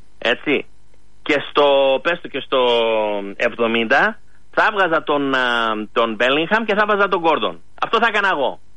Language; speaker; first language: Greek; early bilingual, heritage; Greek